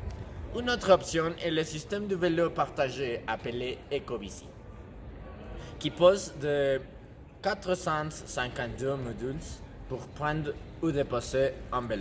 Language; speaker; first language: French; non-native, fluent; Spanish